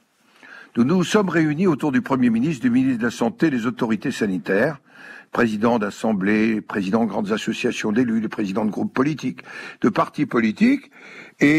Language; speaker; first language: French; native; French